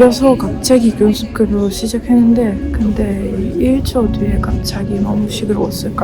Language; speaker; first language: Korean; non-native, learner; Ukrainian